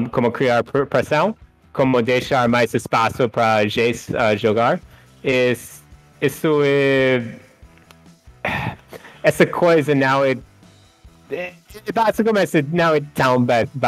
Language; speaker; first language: Portuguese; non-native, fluent; English